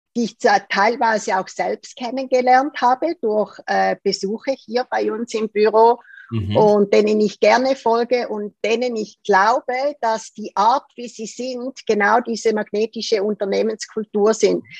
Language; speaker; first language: German; native; German